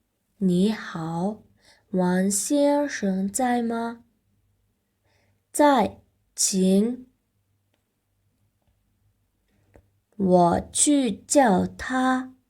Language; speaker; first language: Chinese; non-native, fluent; Mongolian